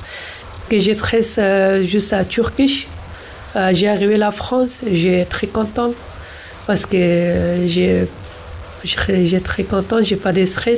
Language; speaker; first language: French; non-native, learner; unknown